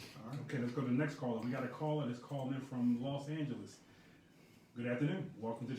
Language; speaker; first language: English; native; English